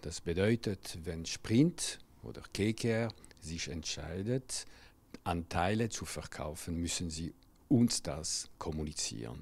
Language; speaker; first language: German; non-native, local second language; French